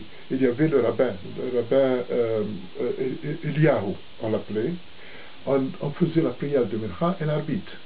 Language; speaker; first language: French; non-native, local second language; Arabic